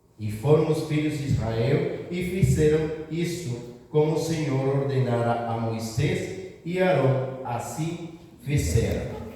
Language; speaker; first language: Portuguese; non-native, fluent; Spanish